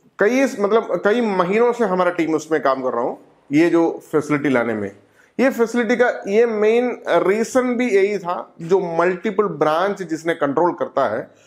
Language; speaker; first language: Hindi; non-native, local second language; Malayalam